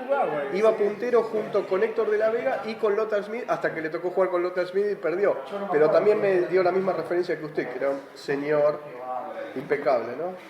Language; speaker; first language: Spanish; native; Spanish